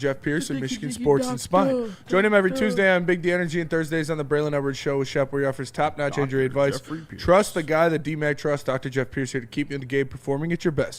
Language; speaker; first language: English; native; English